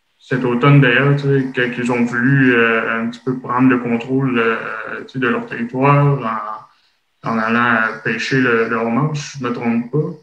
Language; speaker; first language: French; native; French